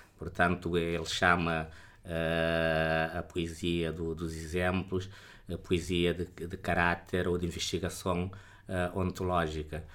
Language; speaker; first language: Portuguese; non-native, local second language; Kabuverdianu